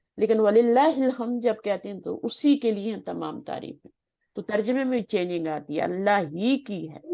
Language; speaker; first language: Urdu; native; Urdu